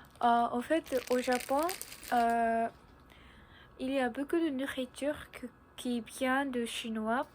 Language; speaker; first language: French; non-native, learner; Japanese